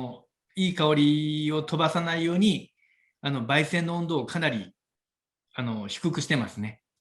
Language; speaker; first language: Japanese; native; Japanese